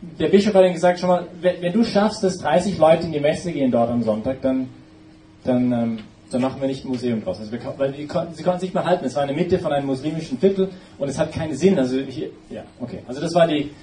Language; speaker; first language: German; non-native, fluent; English